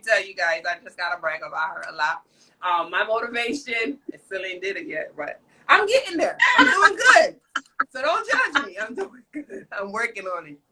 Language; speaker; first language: English; native; English